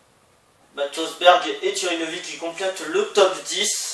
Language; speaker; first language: French; native; French